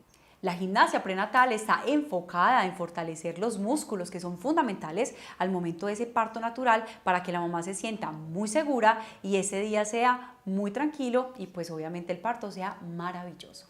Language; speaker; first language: Spanish; native; Spanish